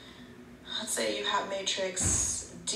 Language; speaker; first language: English; native; English